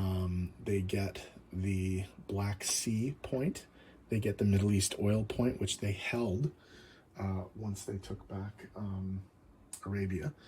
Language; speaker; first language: English; native; English